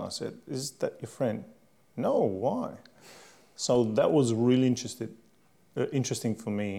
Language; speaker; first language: English; non-native, fluent; Slovenian